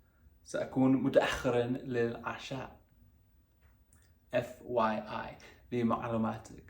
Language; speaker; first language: Arabic; non-native, fluent; English